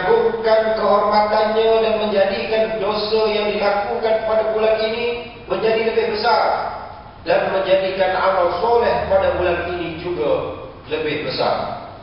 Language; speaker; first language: Malay; native; Malay